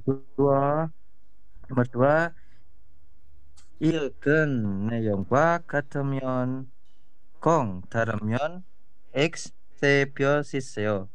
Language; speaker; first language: Korean; non-native, learner; Indonesian